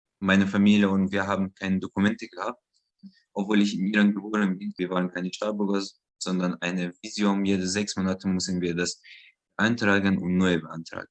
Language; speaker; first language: German; non-native, learner; Persian